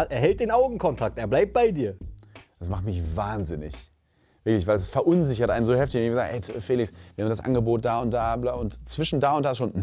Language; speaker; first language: German; native; German